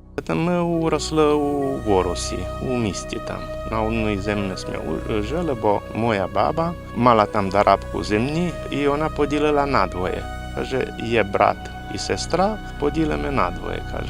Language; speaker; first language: Ukrainian; early bilingual, heritage; Rusyn